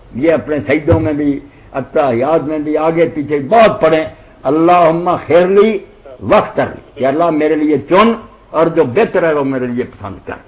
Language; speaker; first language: Urdu; non-native, local second language; Punjabi